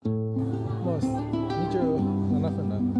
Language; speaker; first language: Japanese; non-native, fluent; Chinese